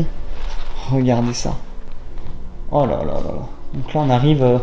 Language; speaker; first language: French; native; French